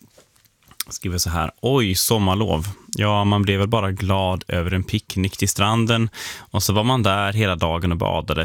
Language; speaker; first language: Swedish; native; Swedish